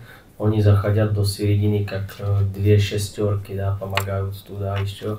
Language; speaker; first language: Russian; non-native, fluent; Czech